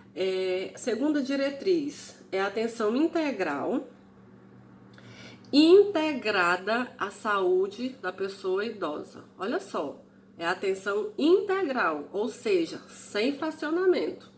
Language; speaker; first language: Portuguese; native; Portuguese